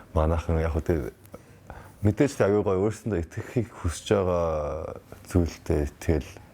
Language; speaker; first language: Mongolian; early bilingual, heritage; Mongolian